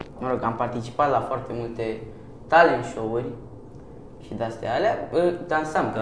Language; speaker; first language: Romanian; early bilingual, other home language; Persian